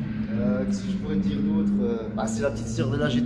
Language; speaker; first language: French; native; French